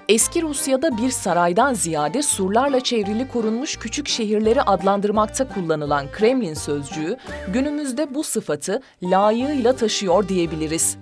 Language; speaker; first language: Turkish; native; Turkish